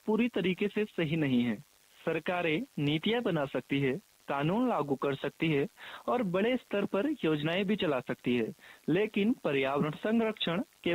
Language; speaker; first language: Hindi; native; Hindi